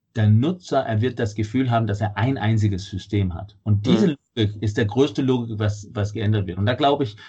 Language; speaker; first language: German; non-native, fluent; Danish